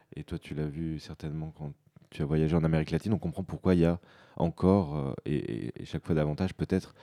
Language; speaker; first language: French; native; French